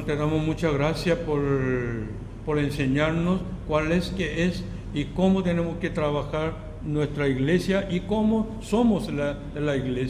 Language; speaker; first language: Spanish; non-native, fluent; Korean